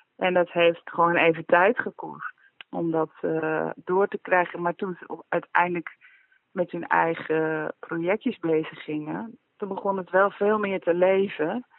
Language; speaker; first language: Dutch; native; Dutch